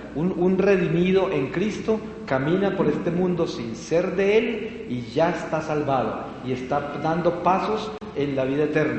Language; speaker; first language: Spanish; native; Spanish